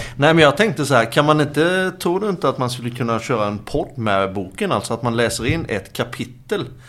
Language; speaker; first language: Swedish; native; Swedish